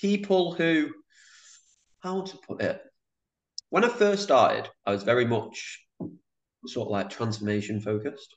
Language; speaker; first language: English; native; English